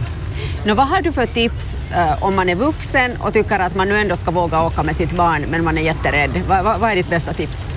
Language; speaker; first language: Swedish; native; Swedish